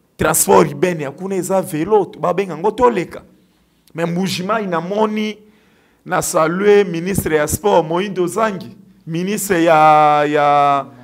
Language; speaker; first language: Lingala; native; Lingala